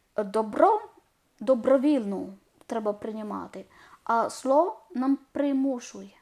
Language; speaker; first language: Ukrainian; non-native, learner; Malayalam